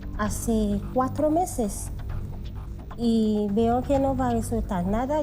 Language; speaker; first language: Spanish; non-native, learner; Haitian Creole